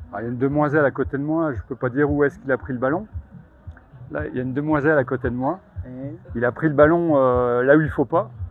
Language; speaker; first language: French; native; French